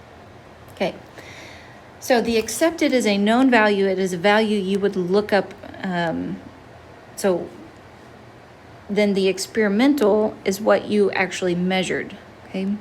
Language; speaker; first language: English; native; English